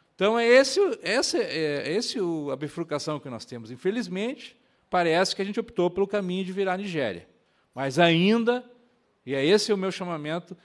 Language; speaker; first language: Portuguese; native; Portuguese